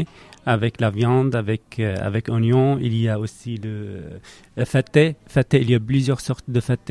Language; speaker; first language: French; non-native, learner; Arabic